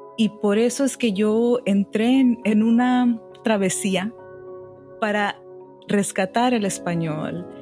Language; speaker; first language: Spanish; early bilingual, heritage; Spanish